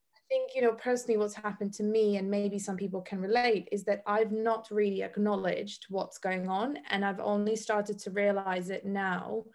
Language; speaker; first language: English; non-native, fluent; Bosnian